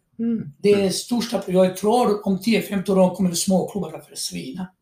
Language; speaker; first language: Swedish; non-native, fluent; Croatian